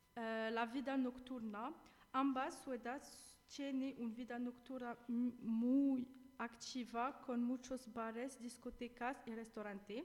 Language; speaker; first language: Spanish; non-native, learner; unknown